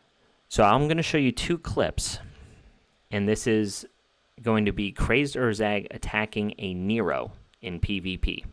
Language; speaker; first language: English; native; English